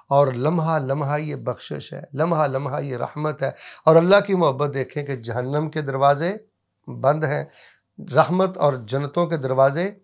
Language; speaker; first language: Urdu; native; Urdu